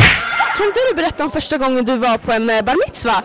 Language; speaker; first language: Swedish; native; Swedish